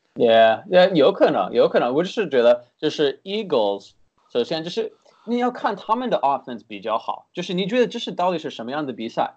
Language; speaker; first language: Chinese; early bilingual, heritage; Chinese